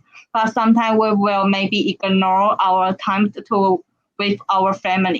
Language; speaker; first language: English; non-native, learner; Chinese